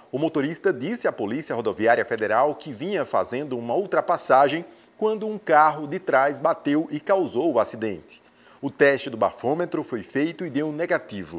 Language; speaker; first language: Portuguese; native; Portuguese